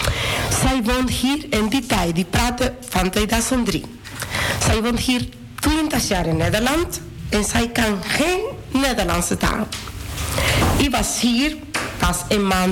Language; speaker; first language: Dutch; non-native, fluent; Spanish